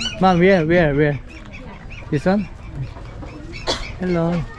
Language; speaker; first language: English; non-native, learner; Korean